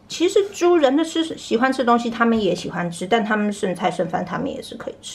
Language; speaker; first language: Chinese; native; Chinese